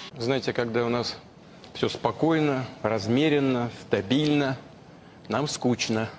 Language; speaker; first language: Russian; native; Russian